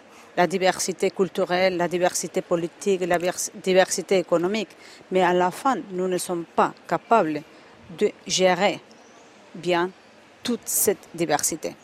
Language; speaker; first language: French; non-native, fluent; Spanish